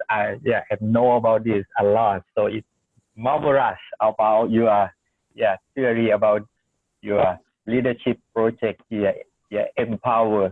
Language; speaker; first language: English; non-native, learner; Thai